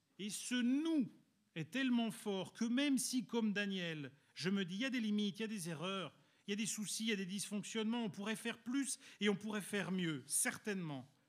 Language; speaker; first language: French; early bilingual, other home language; Italian